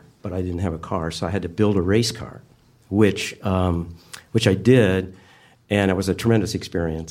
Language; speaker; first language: English; native; English